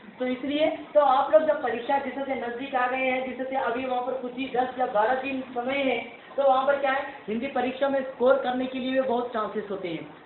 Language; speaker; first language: Hindi; non-native, local second language; Urdu